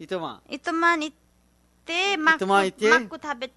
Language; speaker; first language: Japanese; non-native, learner; Nepali